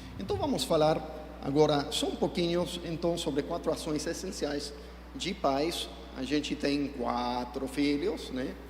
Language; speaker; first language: Portuguese; non-native, fluent; English